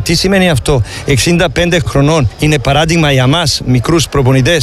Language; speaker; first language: Greek; non-native, learner; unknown